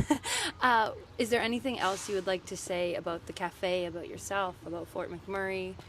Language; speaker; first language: English; native; English